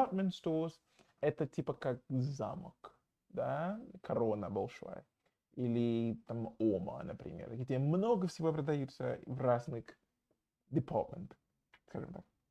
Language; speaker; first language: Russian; non-native, fluent; English